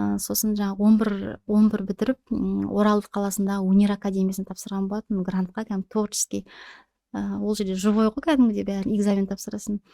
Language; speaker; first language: Kazakh; native; Kazakh